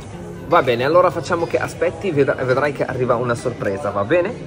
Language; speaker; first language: Italian; native; Italian